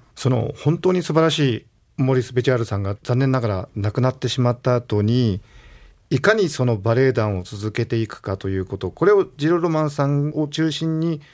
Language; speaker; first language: Japanese; native; Japanese